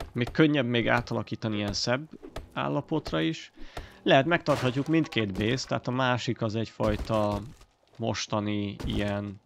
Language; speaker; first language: Hungarian; native; Hungarian